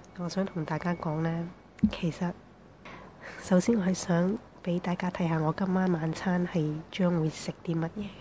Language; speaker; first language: Cantonese; early bilingual, heritage; Cantonese